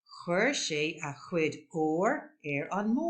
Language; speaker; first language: Irish; non-native, local second language; English